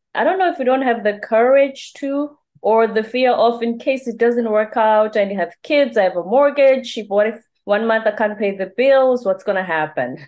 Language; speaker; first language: English; non-native, local second language; Zulu